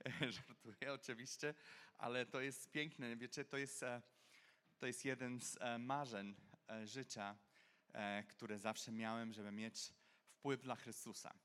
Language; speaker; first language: Polish; non-native, fluent; English